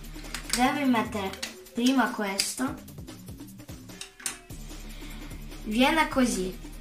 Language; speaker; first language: Italian; early bilingual, other home language; Russian